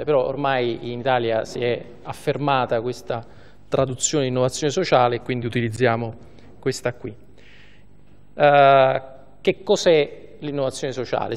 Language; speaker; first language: Italian; native; Italian